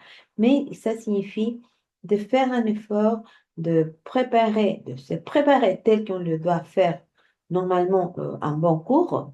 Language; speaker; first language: French; non-native, fluent; Spanish